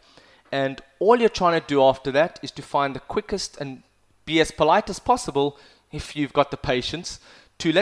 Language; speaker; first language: English; native; English